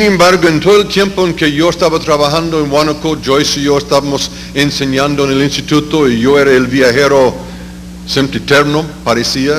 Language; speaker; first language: Spanish; non-native, fluent; English